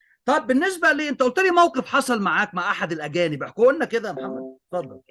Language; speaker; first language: Arabic; native; Arabic